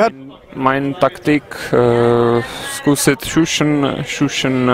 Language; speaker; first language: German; non-native, learner; Czech